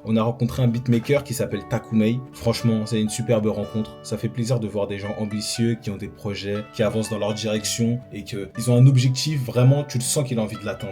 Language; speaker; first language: French; native; French